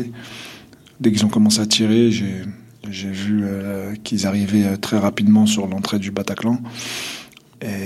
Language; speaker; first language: French; non-native, local second language; Kabyle